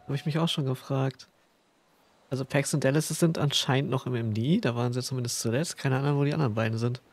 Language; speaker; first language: German; native; German